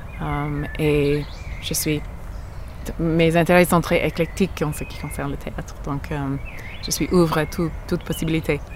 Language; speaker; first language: French; non-native, fluent; English